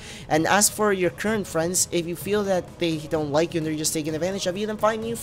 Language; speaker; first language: English; native; English